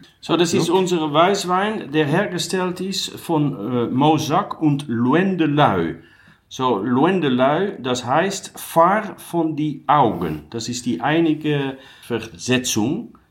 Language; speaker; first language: German; non-native, learner; Dutch